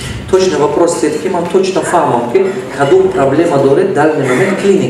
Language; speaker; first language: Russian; non-native, local second language; Tajik